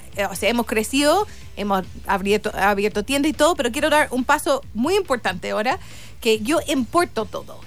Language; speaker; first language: Spanish; non-native, fluent; English